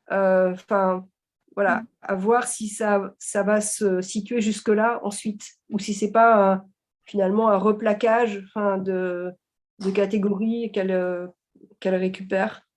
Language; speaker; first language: French; native; French